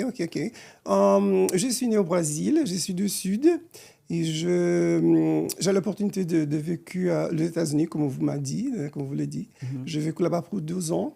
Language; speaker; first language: French; non-native, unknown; Portuguese